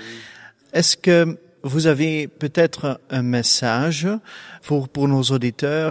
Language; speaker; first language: French; non-native, local second language; Dutch